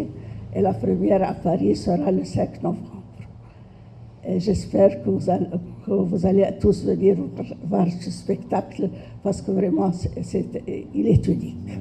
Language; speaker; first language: French; non-native, fluent; Arabic